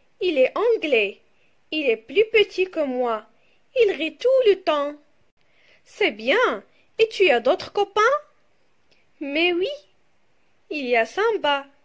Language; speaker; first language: French; non-native, local second language; Arabic